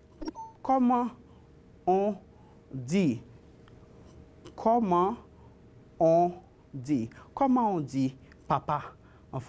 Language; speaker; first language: French; non-native, fluent; Spanish